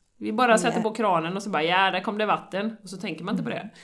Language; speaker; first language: Swedish; native; Swedish